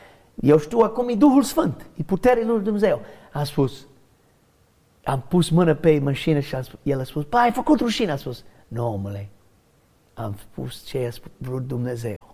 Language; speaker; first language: Romanian; non-native, learner; English